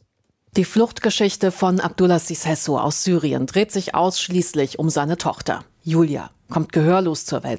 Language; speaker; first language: German; native; German